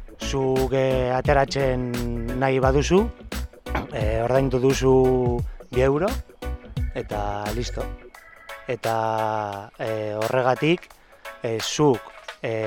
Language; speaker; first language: Basque; non-native, learner; Spanish